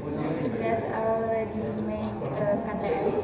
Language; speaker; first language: English; non-native, learner; Indonesian